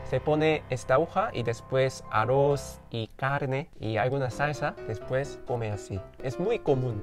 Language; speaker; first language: Spanish; non-native, fluent; Korean